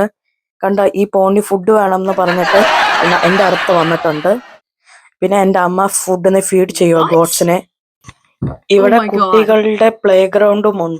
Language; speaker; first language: Malayalam; early bilingual, heritage; Malayalam